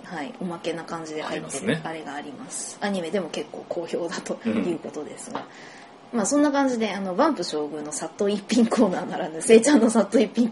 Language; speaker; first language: Japanese; native; Japanese